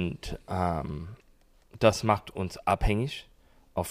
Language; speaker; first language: German; non-native, learner; English